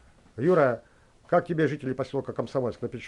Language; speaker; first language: Russian; native; Russian